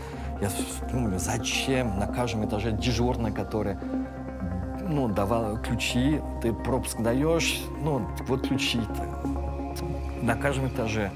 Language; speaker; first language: Russian; early bilingual, heritage; French